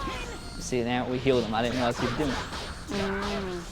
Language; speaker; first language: English; native; English